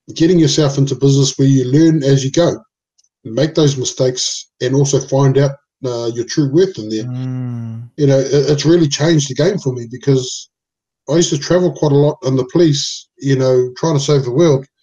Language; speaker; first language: English; non-native, local second language; Samoan